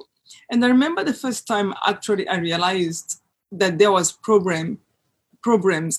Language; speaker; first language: English; non-native, local second language; Kinyarwanda